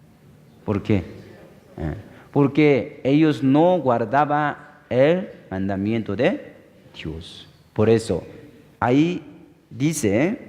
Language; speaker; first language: Spanish; non-native, fluent; Korean